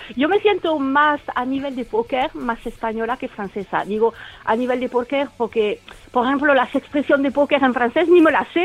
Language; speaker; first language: Spanish; non-native, fluent; French